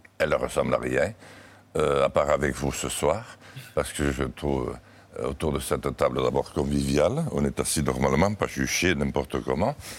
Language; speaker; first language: French; native; French